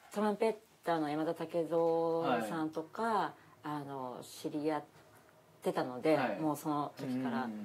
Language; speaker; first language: Japanese; native; Japanese